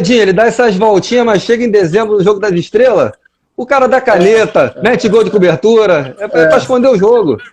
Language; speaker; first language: Portuguese; native; Portuguese